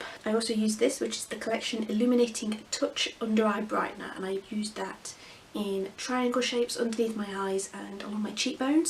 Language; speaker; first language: English; native; English